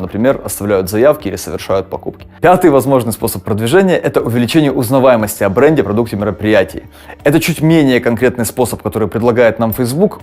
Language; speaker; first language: Russian; native; Russian